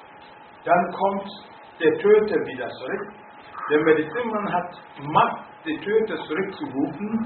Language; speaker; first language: German; non-native, fluent; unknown